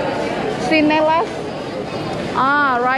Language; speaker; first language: English; non-native, learner; Indonesian